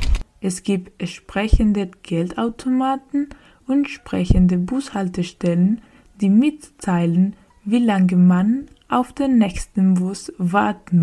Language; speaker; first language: German; non-native, learner; Spanish